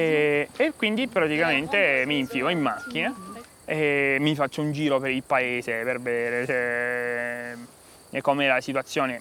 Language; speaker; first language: Italian; native; Italian